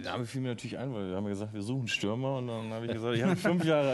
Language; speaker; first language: German; native; German